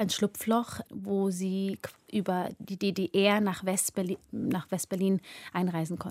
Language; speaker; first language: German; early bilingual, other home language; Amharic